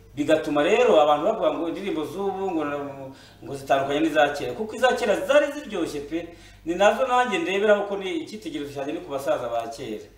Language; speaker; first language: Kinyarwanda; native; Kinyarwanda